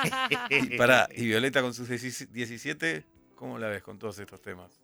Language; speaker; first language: Spanish; native; Spanish